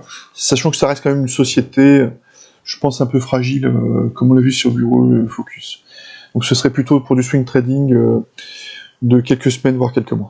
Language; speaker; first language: French; native; French